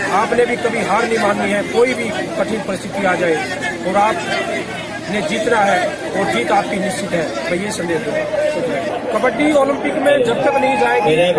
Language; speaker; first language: Hindi; native; Hindi